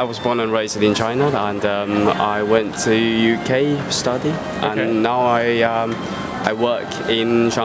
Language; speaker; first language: English; non-native, fluent; Chinese